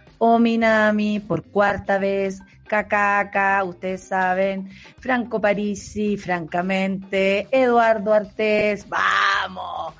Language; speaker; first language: Spanish; native; Spanish